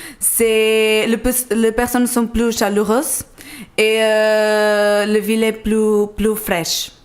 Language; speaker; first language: French; non-native, learner; Portuguese